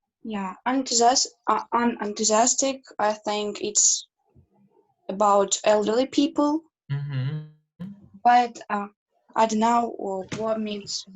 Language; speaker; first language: English; non-native, learner; Russian